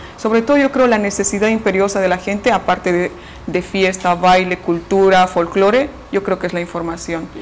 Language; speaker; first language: Spanish; native; Spanish